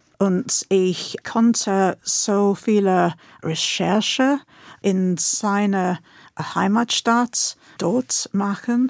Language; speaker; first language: German; non-native, fluent; English